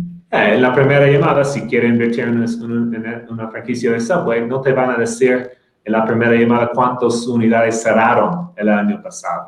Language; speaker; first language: Spanish; non-native, fluent; English